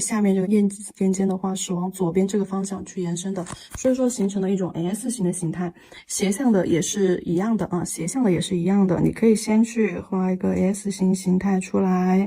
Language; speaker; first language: Chinese; native; Chinese